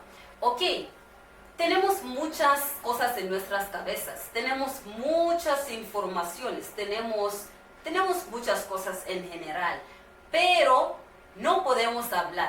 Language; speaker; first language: Spanish; non-native, learner; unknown